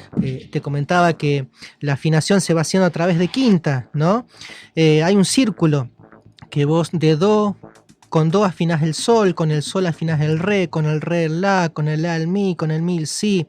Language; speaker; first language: Spanish; native; Spanish